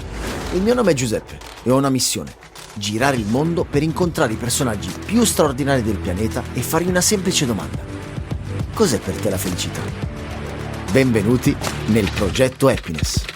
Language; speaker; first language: Italian; native; Italian